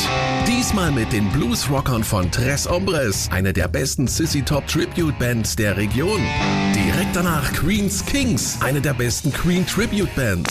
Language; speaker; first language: German; native; German